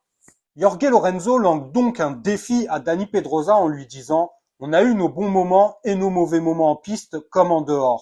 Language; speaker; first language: French; native; French